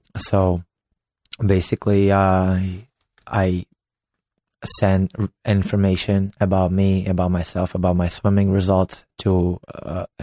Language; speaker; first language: English; non-native, fluent; Ukrainian